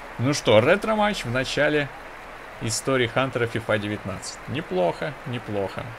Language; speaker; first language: Russian; native; Russian